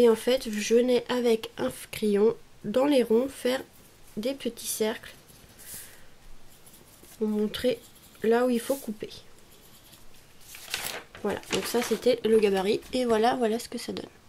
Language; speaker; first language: French; native; French